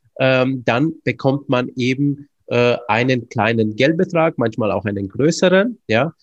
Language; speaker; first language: German; early bilingual, other home language; Romanian